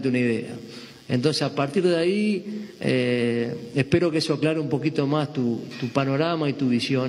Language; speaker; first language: Spanish; native; Spanish